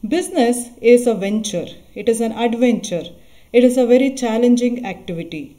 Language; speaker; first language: English; non-native, local second language; Kannada